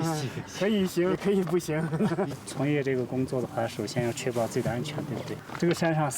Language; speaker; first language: Chinese; native; Chinese